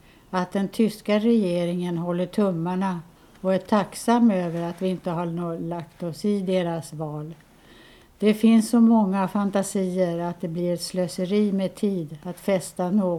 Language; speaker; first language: Swedish; native; Swedish